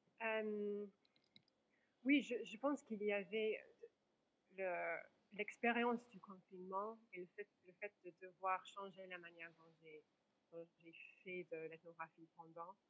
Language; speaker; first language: French; non-native, fluent; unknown